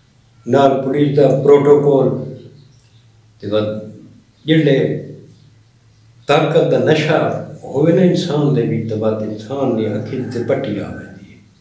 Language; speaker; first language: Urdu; non-native, local second language; Saraiki